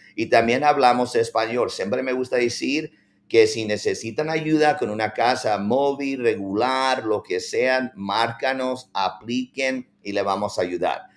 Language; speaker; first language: Spanish; early bilingual, heritage; Spanish